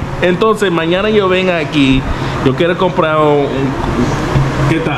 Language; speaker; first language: Spanish; non-native, learner; English